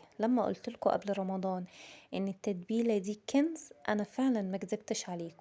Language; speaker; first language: Arabic; native; Arabic